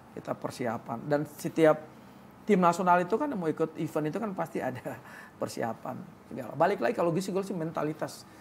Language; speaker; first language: Indonesian; native; Indonesian